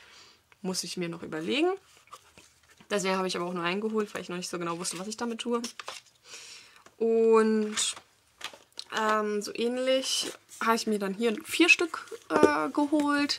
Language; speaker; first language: German; native; German